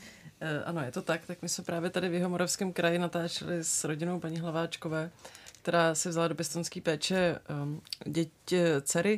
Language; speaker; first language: Czech; native; Czech